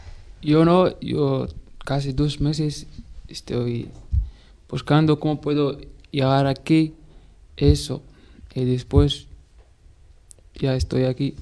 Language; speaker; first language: Spanish; non-native, learner; Arabic